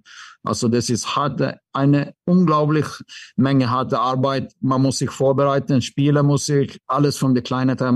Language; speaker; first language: German; non-native, fluent; Swedish